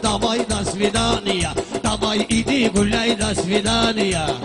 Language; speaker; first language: Russian; non-native, learner; Talysh